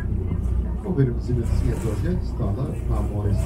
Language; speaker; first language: Russian; non-native, learner; Turkish